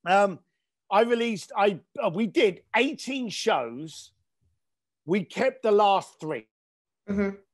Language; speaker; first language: English; native; English